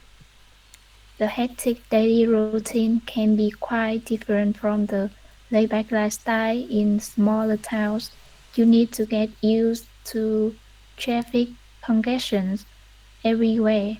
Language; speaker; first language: English; non-native, learner; Vietnamese